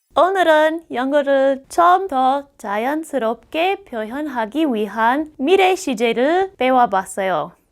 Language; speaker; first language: Korean; non-native, fluent; English